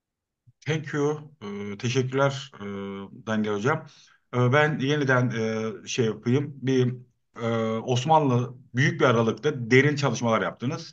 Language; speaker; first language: Turkish; native; Turkish